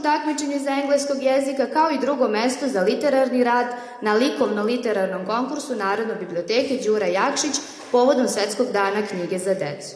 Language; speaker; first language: Serbian; native; Serbian